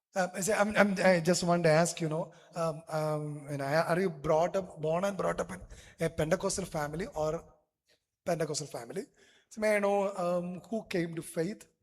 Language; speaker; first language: English; non-native, local second language; Malayalam